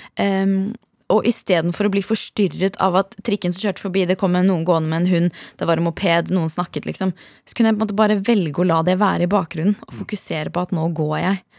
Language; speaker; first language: Norwegian; native; Norwegian